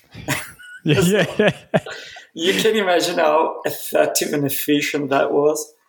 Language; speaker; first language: English; non-native, fluent; Italian